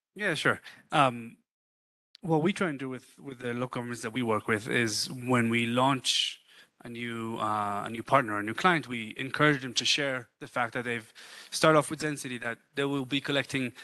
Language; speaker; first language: English; non-native, fluent; Hebrew